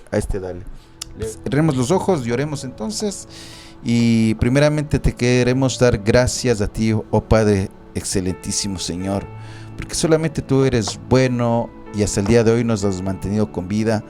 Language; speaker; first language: Spanish; native; Spanish